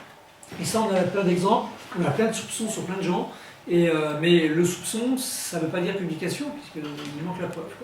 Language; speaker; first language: French; native; French